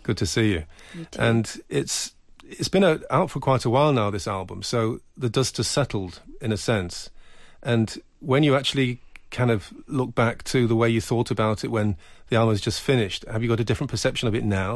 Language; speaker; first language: English; native; English